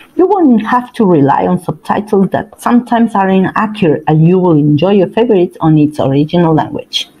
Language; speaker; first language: English; non-native, fluent; Spanish